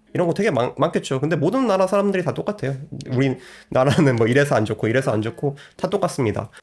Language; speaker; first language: Korean; native; Korean